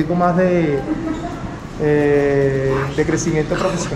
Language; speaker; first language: Spanish; native; Spanish